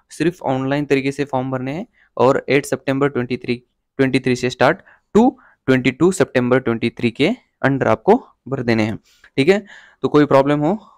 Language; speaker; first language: Hindi; non-native, local second language; Marathi